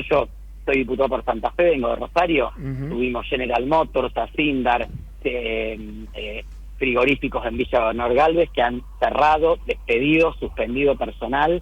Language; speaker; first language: Spanish; native; Spanish